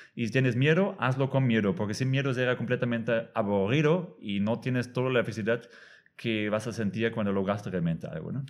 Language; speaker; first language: Spanish; non-native, fluent; German